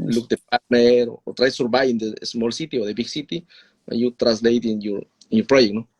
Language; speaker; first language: English; non-native, learner; Spanish